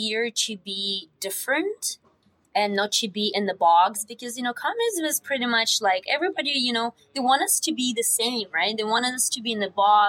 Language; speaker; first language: English; non-native, fluent; Russian